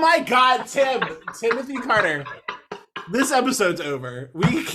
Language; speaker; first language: English; native; English